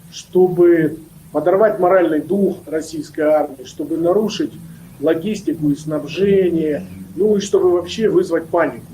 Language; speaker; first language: Russian; native; Russian